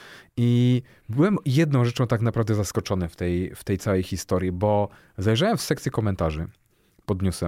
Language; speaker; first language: Polish; native; Polish